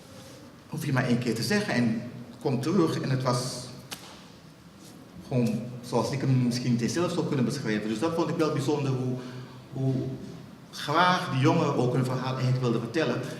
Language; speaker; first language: Dutch; native; Dutch